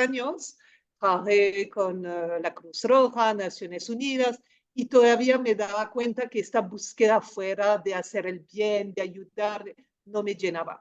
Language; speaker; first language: Spanish; non-native, fluent; French